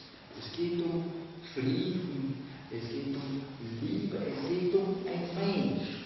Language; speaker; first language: German; non-native, learner; Russian